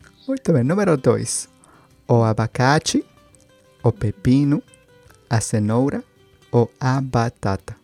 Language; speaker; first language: Portuguese; non-native, learner; Spanish